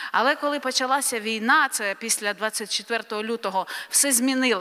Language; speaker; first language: Polish; non-native, learner; Ukrainian